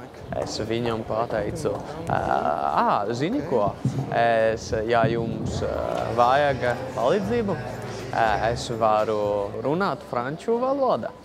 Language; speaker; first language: Latvian; non-native, learner; Italian